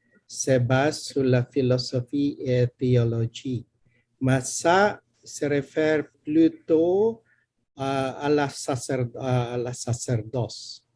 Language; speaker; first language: French; non-native, learner; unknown